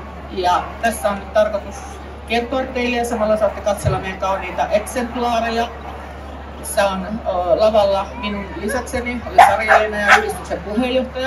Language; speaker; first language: Finnish; native; Finnish